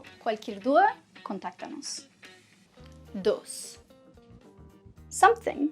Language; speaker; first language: Spanish; non-native, fluent; English